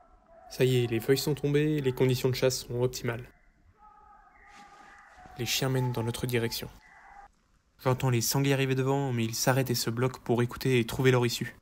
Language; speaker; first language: French; native; French